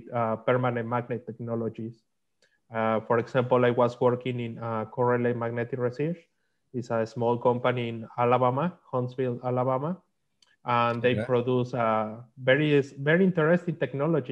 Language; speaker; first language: English; non-native, learner; Spanish